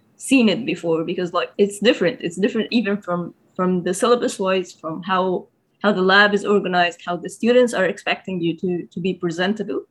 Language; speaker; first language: English; non-native, fluent; Arabic